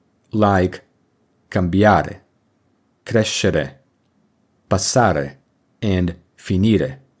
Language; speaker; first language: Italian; non-native, fluent; English